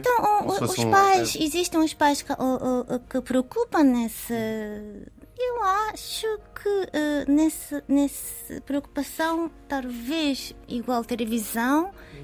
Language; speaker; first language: Portuguese; non-native, learner; Japanese